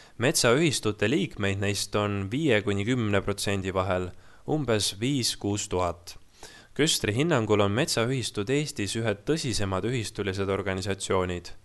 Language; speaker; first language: Estonian; native; Estonian